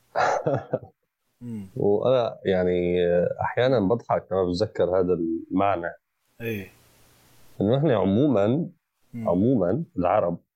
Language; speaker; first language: Arabic; native; Arabic